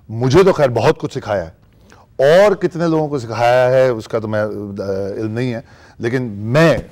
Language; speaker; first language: Urdu; native; Urdu